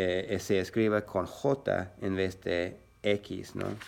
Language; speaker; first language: Spanish; non-native, learner; English